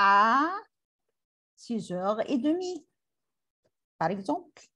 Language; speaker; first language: French; non-native, learner; Arabic